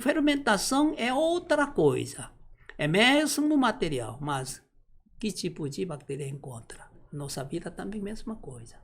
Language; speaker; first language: Portuguese; non-native, learner; Korean